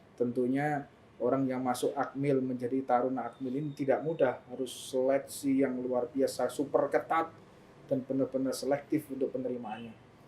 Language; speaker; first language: Indonesian; native; Indonesian